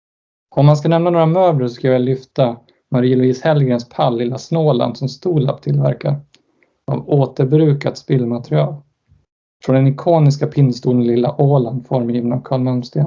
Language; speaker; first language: Swedish; native; Swedish